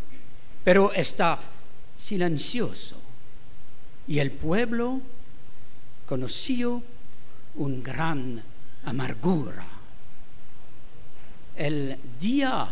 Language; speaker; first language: Spanish; non-native, fluent; French